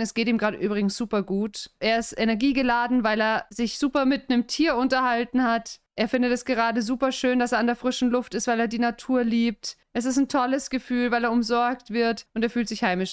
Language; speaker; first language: German; native; German